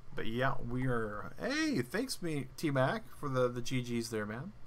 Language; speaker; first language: English; native; English